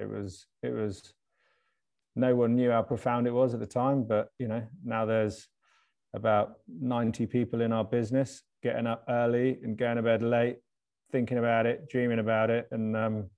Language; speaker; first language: English; native; English